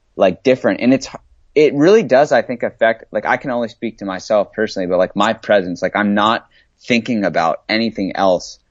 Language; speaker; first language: English; native; English